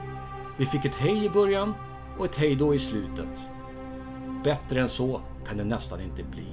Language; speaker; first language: Swedish; native; Swedish